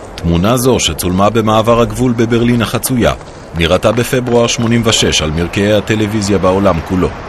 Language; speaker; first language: Hebrew; native; Hebrew